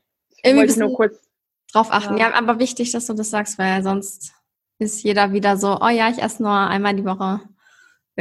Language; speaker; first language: German; native; German